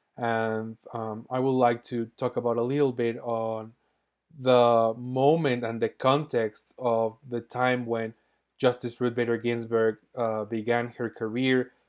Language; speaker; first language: English; non-native, fluent; Spanish